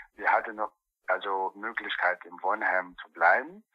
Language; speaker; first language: German; non-native, learner; Portuguese